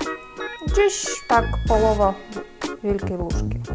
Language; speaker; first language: Polish; non-native, fluent; Ukrainian